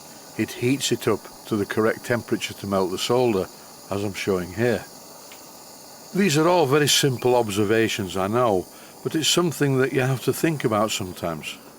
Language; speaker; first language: English; native; English